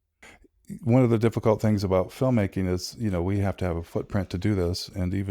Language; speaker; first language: English; native; English